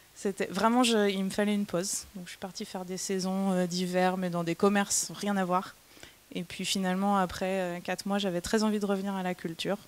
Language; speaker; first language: French; native; French